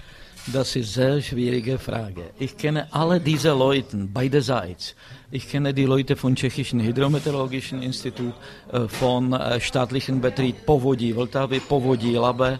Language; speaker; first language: German; non-native, fluent; Czech